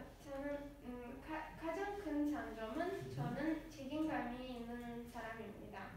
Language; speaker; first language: Korean; non-native, learner; Azerbaijani